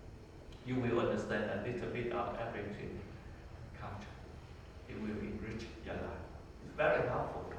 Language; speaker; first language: English; non-native, learner; Vietnamese